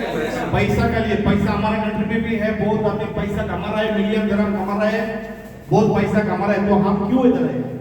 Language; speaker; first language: Hindi; non-native, local second language; Bangla